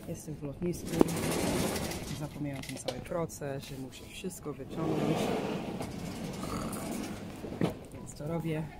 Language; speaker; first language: Polish; early bilingual, heritage; English